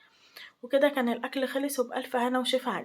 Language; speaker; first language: Arabic; native; Arabic